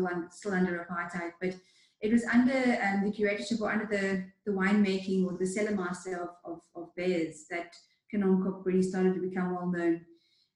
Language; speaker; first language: English; native; English